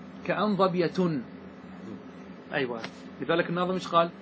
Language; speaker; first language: Arabic; native; Arabic